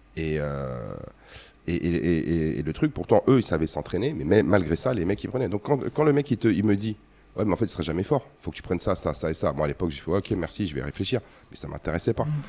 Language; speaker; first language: French; native; French